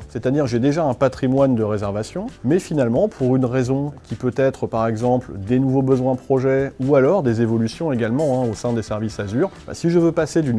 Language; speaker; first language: French; native; French